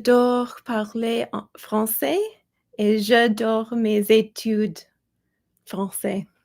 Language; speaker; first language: French; non-native, learner; English